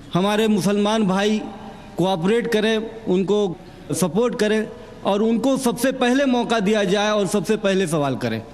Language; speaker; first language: Urdu; native; Urdu